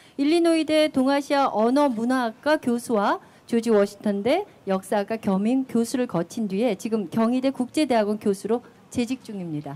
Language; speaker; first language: Korean; native; Korean